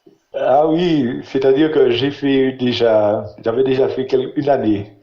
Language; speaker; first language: French; non-native, learner; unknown